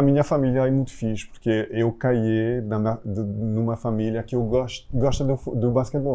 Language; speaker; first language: Portuguese; non-native, fluent; French